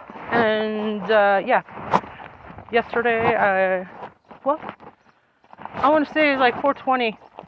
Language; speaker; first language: English; native; English